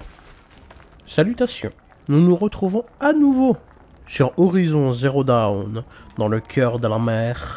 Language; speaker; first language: French; native; French